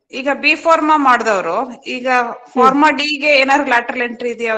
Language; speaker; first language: Kannada; native; Kannada